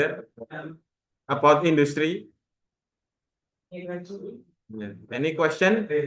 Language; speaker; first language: English; non-native, learner; Indonesian